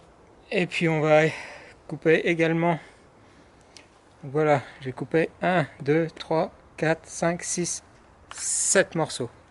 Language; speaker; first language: French; native; French